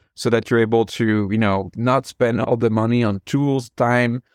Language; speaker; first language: English; non-native, fluent; French